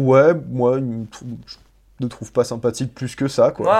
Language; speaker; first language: French; native; French